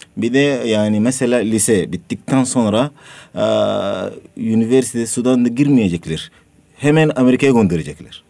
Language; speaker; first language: Turkish; non-native, learner; Arabic